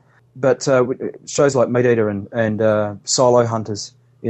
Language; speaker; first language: English; native; English